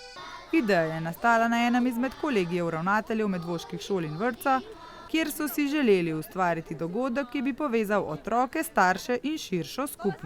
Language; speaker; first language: Slovenian; native; Slovenian